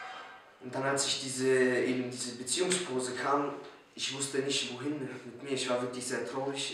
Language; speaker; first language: German; early bilingual, other home language; Polish